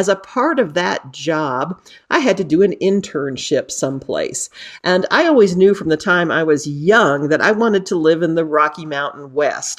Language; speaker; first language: English; native; English